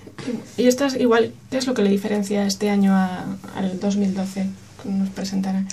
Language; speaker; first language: Spanish; native; Spanish